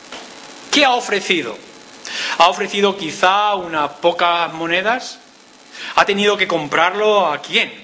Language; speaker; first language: Spanish; native; Spanish